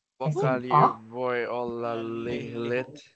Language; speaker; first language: Finnish; non-native, learner; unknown